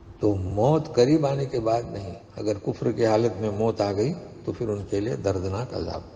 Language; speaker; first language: Urdu; non-native, local second language; Konkani